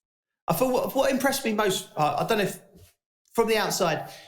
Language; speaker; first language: English; native; English